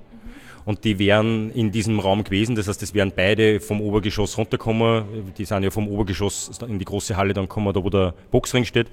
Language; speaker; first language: German; native; German